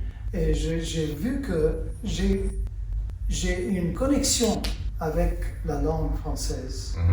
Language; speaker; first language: French; early bilingual, heritage; French